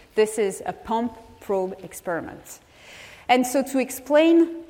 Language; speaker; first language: English; non-native, fluent; French